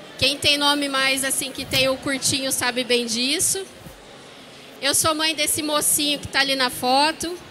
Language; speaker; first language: Portuguese; native; Portuguese